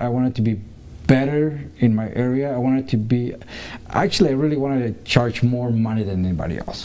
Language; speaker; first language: English; early bilingual, other home language; Spanish